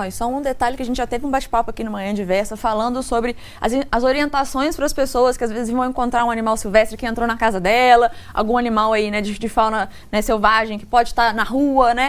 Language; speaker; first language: Portuguese; native; Portuguese